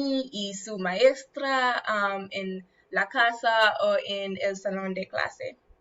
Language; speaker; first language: Spanish; non-native, learner; English